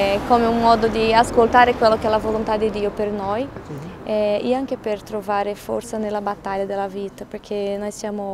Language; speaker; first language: Italian; non-native, fluent; Portuguese